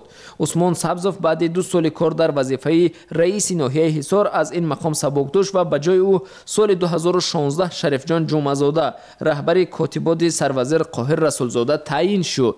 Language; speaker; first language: Persian; native; Persian